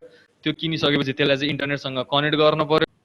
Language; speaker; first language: Nepali; native; Nepali